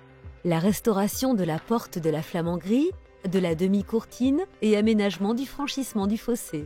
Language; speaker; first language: French; native; French